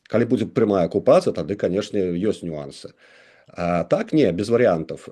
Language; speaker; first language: Belarusian; non-native, local second language; Russian